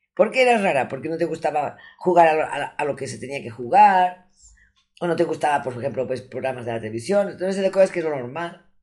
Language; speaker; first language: Spanish; non-native, local second language; Catalan